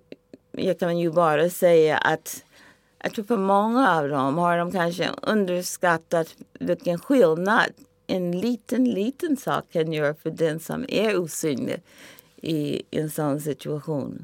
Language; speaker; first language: Swedish; non-native, fluent; English